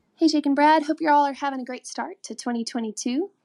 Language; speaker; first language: English; native; English